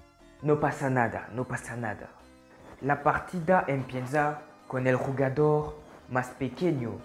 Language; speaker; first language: Spanish; non-native, learner; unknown